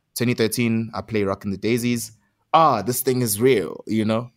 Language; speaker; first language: English; non-native, local second language; Zulu